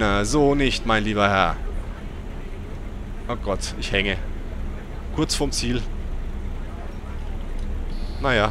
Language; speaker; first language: German; native; German